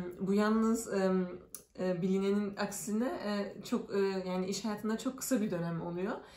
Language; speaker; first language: Turkish; early bilingual, heritage; Turkish